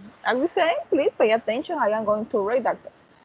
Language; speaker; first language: English; non-native, learner; Spanish